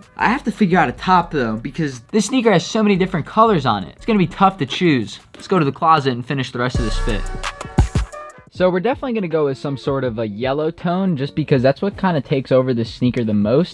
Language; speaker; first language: English; native; English